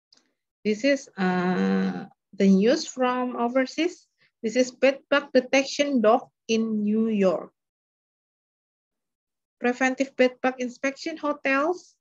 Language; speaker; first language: English; non-native, learner; Indonesian